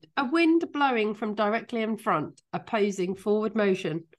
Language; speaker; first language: English; native; English